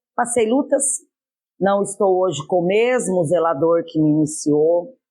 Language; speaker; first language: Portuguese; native; Portuguese